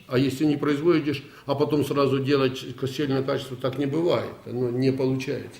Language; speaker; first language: Russian; native; Russian